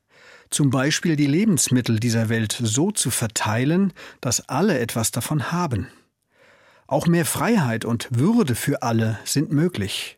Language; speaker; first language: German; native; German